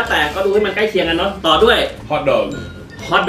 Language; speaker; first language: Thai; native; Thai